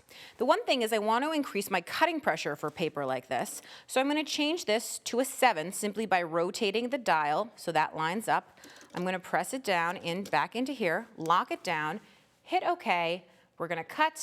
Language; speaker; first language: English; native; English